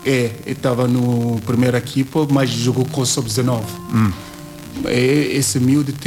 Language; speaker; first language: Portuguese; non-native, learner; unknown